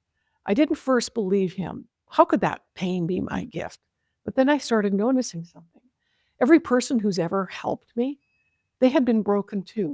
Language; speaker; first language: English; native; English